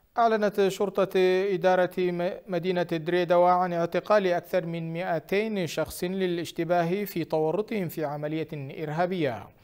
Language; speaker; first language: Arabic; non-native, fluent; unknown